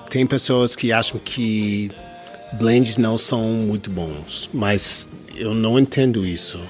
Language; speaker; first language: Portuguese; non-native, learner; English